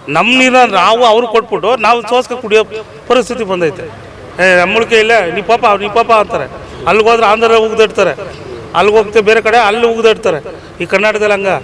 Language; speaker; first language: Kannada; native; Kannada